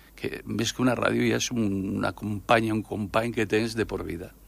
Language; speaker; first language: Spanish; non-native, local second language; Catalan